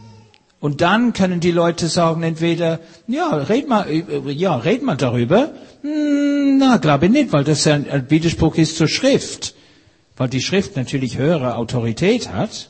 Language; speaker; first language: German; non-native, fluent; English